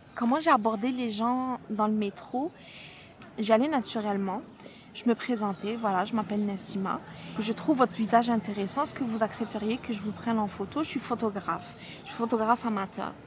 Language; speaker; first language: French; non-native, local second language; Arabic